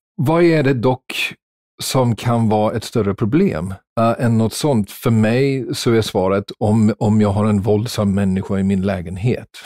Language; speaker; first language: Swedish; non-native, fluent; English